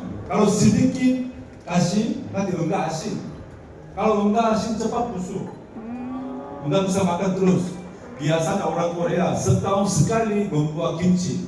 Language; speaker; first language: Indonesian; non-native, learner; Korean